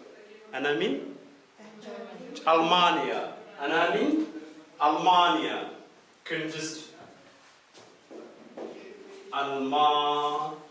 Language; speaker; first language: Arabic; non-native, fluent; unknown